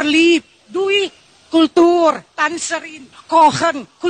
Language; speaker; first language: German; non-native, learner; Indonesian